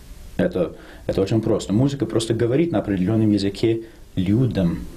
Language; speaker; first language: Russian; non-native, fluent; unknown